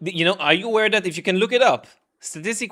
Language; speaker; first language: English; native; English